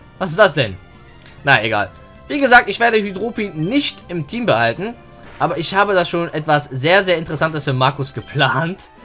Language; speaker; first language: German; early bilingual, other home language; Turkish